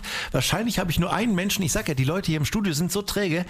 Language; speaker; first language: German; native; German